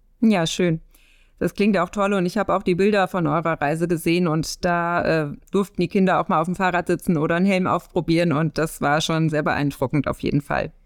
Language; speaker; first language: German; native; German